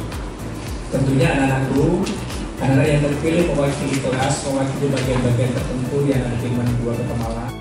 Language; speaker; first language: Indonesian; native; Indonesian